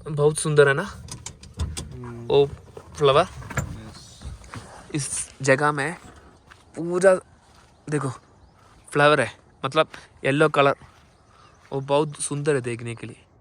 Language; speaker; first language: Hindi; non-native, local second language; Malayalam